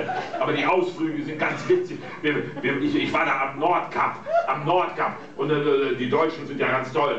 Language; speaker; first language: German; native; German